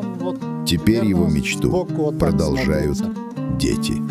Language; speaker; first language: Russian; native; Russian